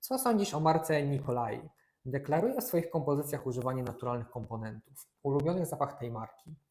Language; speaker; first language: Polish; native; Polish